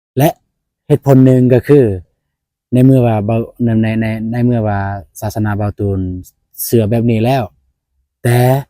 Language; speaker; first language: Lao; non-native, local second language; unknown